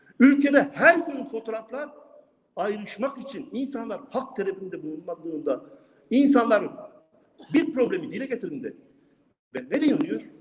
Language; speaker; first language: Turkish; non-native, local second language; Kurdish